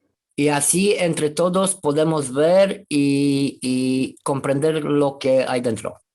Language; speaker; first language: Spanish; non-native, fluent; Romanian